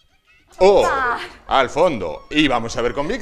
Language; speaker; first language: Spanish; native; Spanish